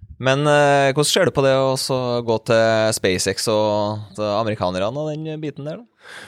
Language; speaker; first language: Norwegian; native; Norwegian